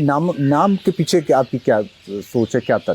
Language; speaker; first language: Hindi; native; Hindi